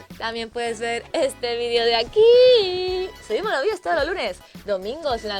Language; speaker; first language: Spanish; native; Spanish